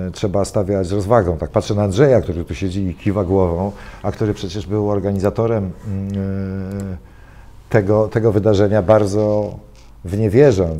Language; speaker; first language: Polish; native; Polish